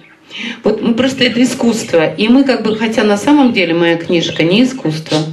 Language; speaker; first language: Russian; native; Russian